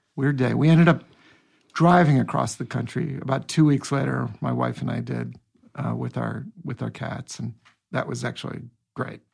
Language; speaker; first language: English; native; English